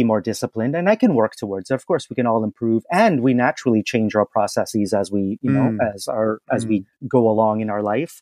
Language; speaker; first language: English; native; English